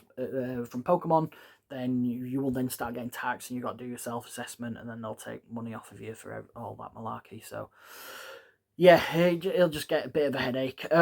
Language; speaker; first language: English; native; English